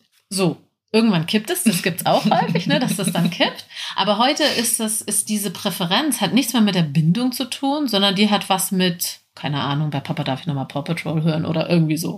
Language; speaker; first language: German; native; German